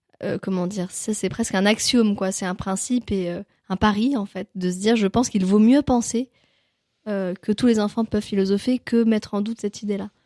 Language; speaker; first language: French; native; French